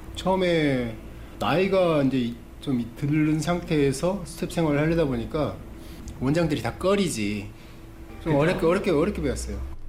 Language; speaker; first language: Korean; native; Korean